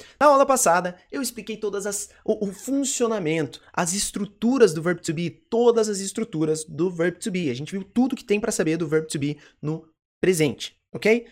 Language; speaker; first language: Portuguese; native; Portuguese